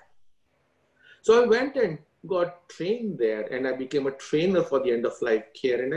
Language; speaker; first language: English; non-native, local second language; Gujarati